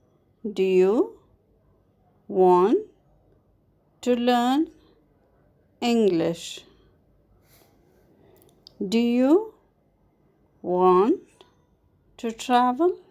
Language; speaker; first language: English; non-native, fluent; Arabic